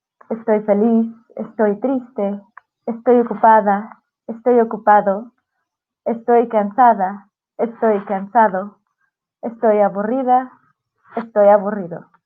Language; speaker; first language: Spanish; non-native, fluent; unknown